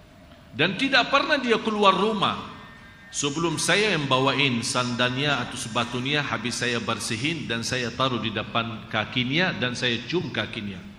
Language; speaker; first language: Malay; non-native, fluent; Arabic